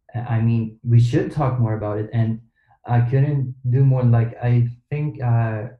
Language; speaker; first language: English; non-native, fluent; Swedish